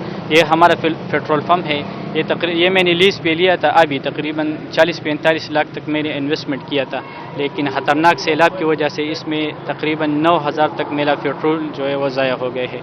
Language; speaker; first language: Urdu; non-native, local second language; Pashto